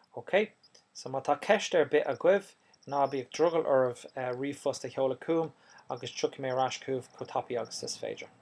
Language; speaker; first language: Irish; native; Irish